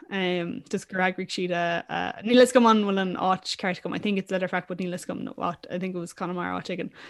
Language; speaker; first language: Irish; non-native, local second language; English